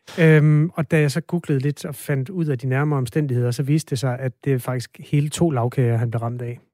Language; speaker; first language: Danish; native; Danish